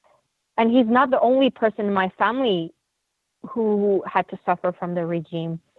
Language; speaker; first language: English; non-native, fluent; Uyghur